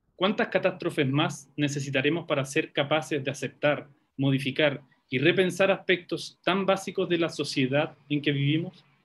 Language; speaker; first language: Spanish; native; Spanish